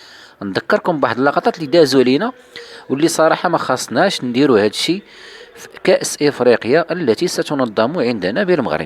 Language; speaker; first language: Arabic; native; Arabic